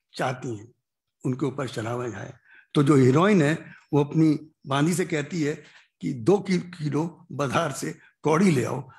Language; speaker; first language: Hindi; native; Hindi